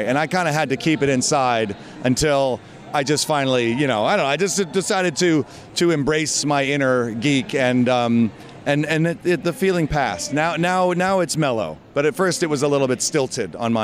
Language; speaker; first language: English; native; English